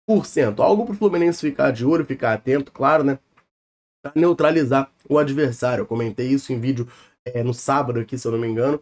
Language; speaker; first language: Portuguese; native; Portuguese